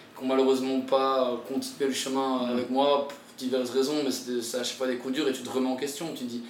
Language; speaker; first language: French; native; French